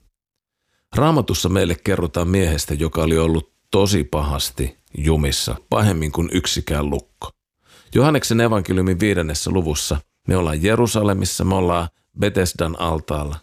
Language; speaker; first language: Finnish; native; Finnish